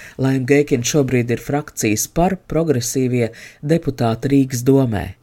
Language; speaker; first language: Latvian; native; Latvian